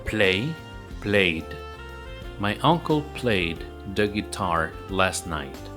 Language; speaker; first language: English; non-native, fluent; Spanish